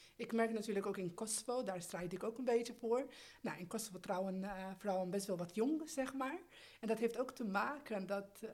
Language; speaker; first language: Dutch; early bilingual, other home language; Albanian